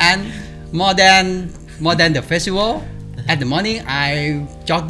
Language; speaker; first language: English; non-native, learner; Thai